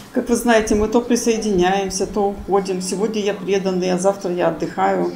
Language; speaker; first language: Russian; native; Russian